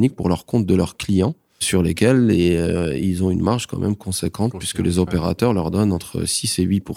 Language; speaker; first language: French; non-native, local second language; Arabic